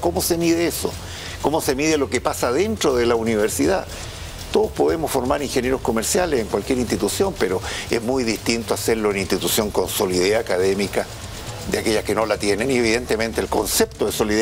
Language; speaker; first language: Spanish; native; Spanish